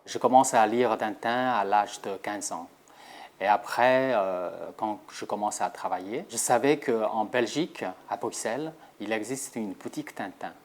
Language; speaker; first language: French; non-native, fluent; Chinese